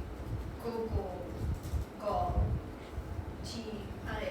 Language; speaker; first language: Japanese; non-native, learner; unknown